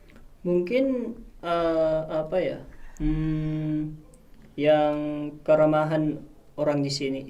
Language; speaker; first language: Indonesian; non-native, fluent; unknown